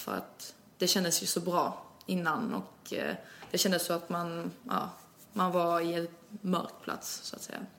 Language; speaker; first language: Swedish; early bilingual, other home language; Albanian